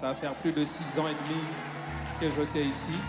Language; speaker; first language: French; non-native, local second language; Lingala